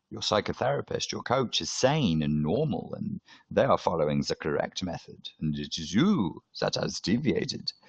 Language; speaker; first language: English; native; English